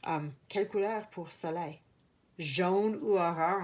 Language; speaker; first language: French; non-native, fluent; English